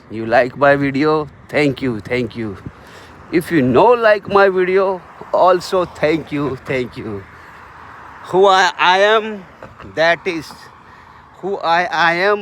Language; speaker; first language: English; non-native, learner; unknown